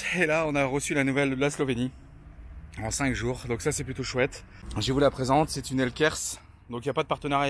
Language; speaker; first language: French; native; French